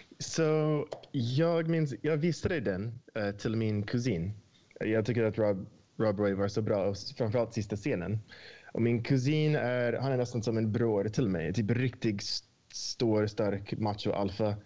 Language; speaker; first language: Swedish; non-native, fluent; English